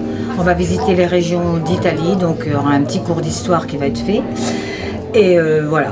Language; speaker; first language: French; early bilingual, other home language; Italian